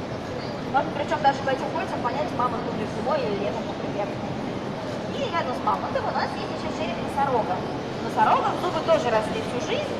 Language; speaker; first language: Russian; native; Russian